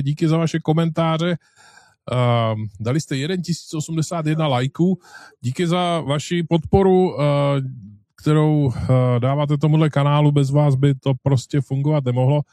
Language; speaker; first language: Czech; native; Czech